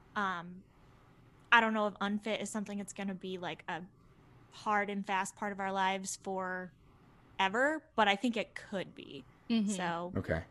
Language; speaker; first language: English; native; English